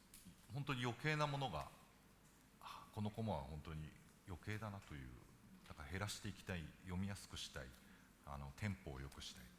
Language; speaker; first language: Japanese; native; Japanese